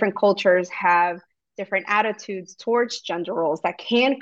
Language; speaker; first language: English; early bilingual, other home language; Spanish